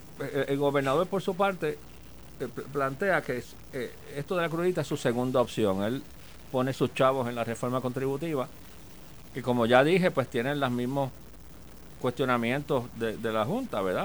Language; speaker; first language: Spanish; native; Spanish